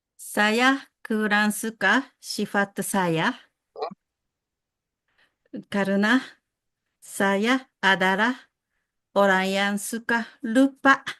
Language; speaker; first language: Indonesian; non-native, learner; Japanese